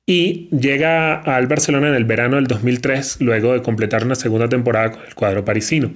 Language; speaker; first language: Spanish; native; Spanish